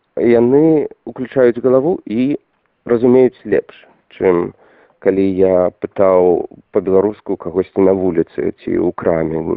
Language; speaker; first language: Belarusian; non-native, local second language; Russian